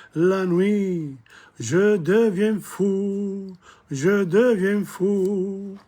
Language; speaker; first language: French; non-native, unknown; English